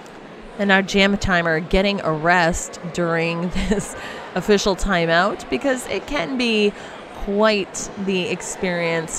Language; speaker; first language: English; native; English